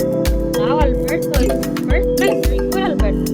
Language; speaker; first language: English; non-native, fluent; Spanish